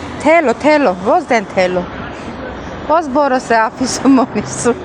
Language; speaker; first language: Greek; non-native, learner; Armenian